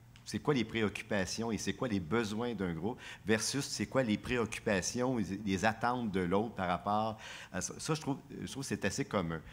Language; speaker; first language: French; native; French